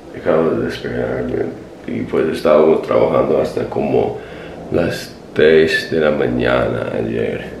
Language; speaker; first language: Spanish; non-native, fluent; English